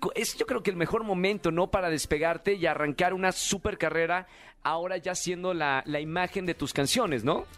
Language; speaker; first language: Spanish; native; Spanish